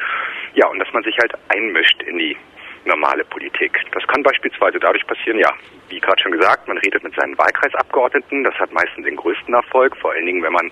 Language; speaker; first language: German; native; German